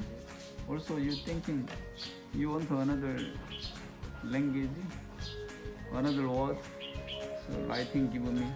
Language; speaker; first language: English; non-native, learner; Korean